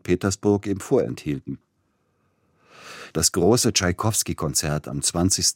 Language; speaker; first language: German; native; German